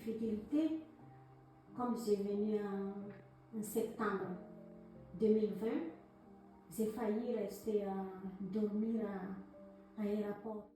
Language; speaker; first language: French; non-native, learner; Malagasy